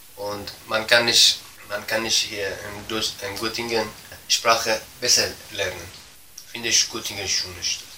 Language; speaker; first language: German; non-native, learner; Persian